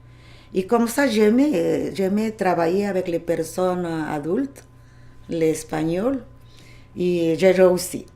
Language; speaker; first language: French; non-native, learner; Spanish